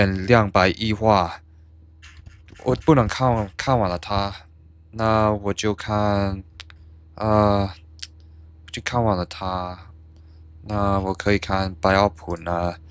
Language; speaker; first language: Chinese; non-native, learner; English